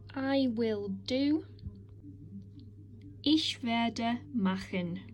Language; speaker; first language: German; non-native, fluent; English